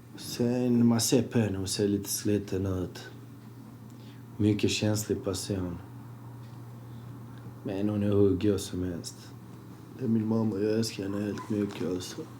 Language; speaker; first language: Swedish; early bilingual, other home language; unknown